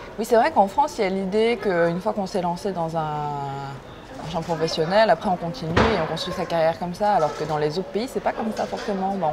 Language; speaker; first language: French; early bilingual, other home language; Korean